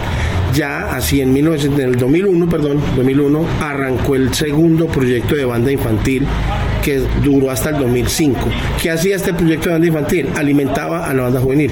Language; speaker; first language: Spanish; native; Spanish